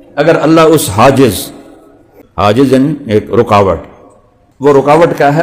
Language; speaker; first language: Urdu; non-native, local second language; Punjabi